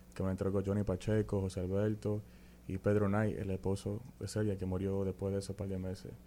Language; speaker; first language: Spanish; early bilingual, heritage; Spanish